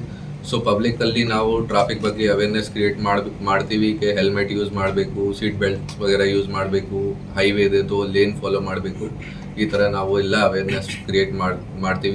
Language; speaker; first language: Kannada; non-native, local second language; Hindi